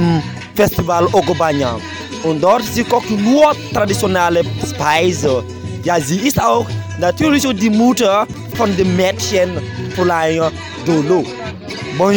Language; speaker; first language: German; non-native, learner; Bambara